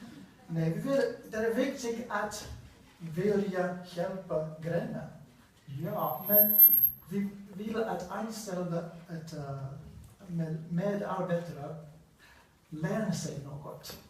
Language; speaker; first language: Swedish; non-native, learner; English